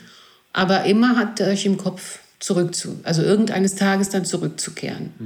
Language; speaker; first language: German; non-native, fluent; Greek